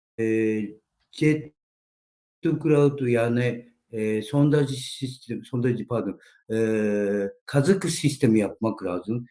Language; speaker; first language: Turkish; non-native, learner; Japanese